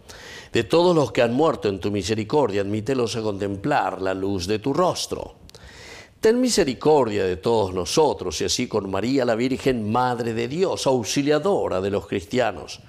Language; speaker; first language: Spanish; native; Spanish